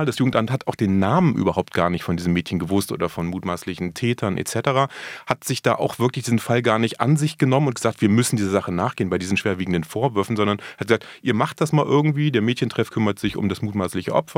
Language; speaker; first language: German; native; German